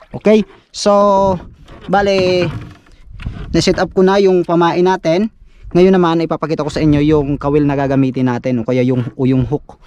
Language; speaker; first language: Filipino; non-native, local second language; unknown